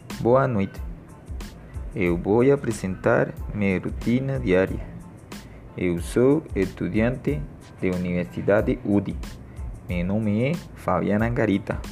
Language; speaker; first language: Portuguese; non-native, learner; Spanish